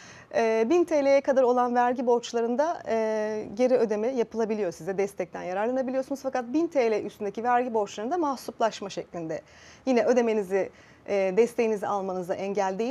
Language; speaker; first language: Turkish; native; Turkish